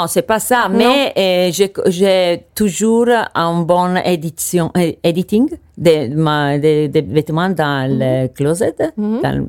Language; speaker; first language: French; non-native, learner; Italian